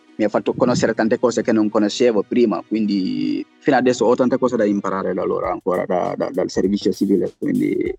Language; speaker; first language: Italian; non-native, fluent; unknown